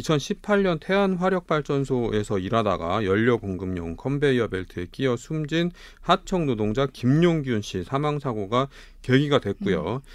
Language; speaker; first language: Korean; native; Korean